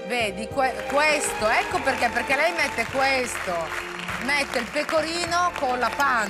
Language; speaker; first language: Italian; native; Italian